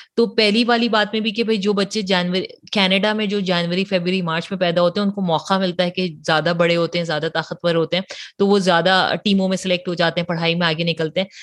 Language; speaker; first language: Urdu; native; Urdu